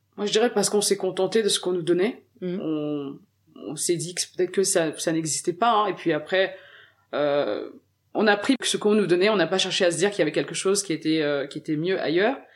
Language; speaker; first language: French; early bilingual, other home language; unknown